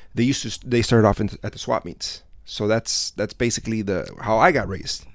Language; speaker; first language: English; native; English